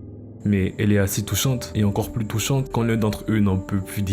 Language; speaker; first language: French; native; French